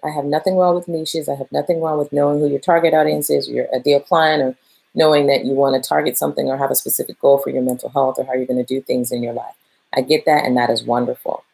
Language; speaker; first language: English; native; English